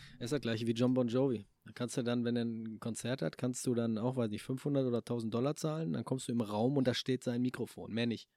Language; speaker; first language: German; native; German